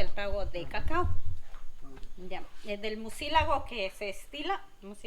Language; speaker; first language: Spanish; native; Spanish